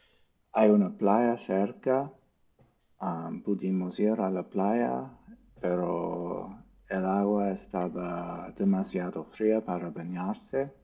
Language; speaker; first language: Spanish; non-native, learner; English